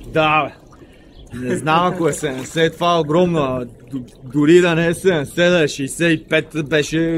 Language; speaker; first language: Bulgarian; native; Bulgarian